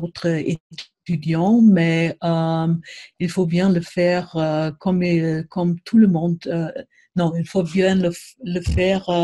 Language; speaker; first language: French; non-native, fluent; German